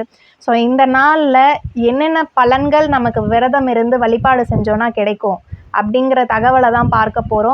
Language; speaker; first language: Tamil; native; Tamil